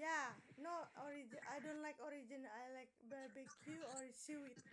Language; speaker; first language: English; non-native, learner; Indonesian